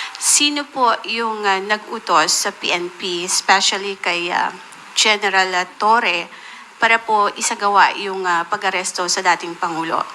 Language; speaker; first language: Filipino; native; Filipino